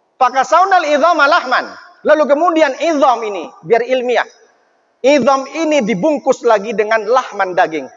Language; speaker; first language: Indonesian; non-native, local second language; Madurese